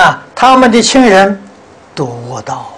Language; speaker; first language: Chinese; native; Chinese